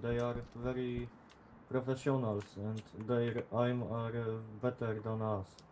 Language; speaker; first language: English; non-native, learner; Polish